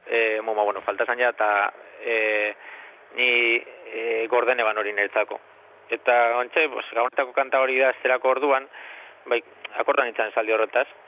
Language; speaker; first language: Basque; native; Basque